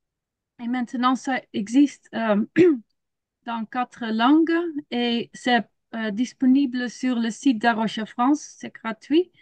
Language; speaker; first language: French; non-native, learner; Dutch